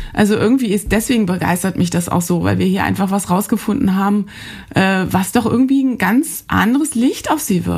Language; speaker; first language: German; native; German